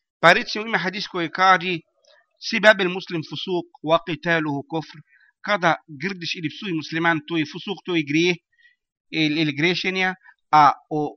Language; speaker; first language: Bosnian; non-native, learner; Arabic